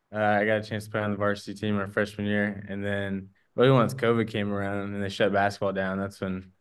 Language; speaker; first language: English; native; English